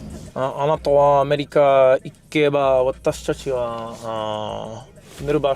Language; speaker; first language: Japanese; non-native, learner; English